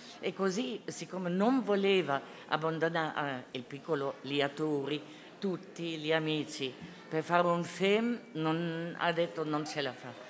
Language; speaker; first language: Italian; non-native, fluent; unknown